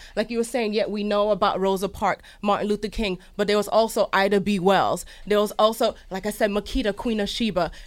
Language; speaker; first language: English; early bilingual, other home language; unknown